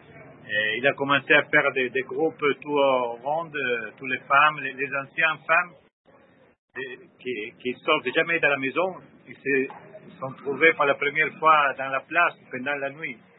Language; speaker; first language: French; non-native, learner; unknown